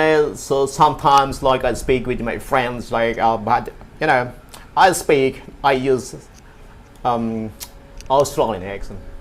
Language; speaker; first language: English; non-native, learner; Indonesian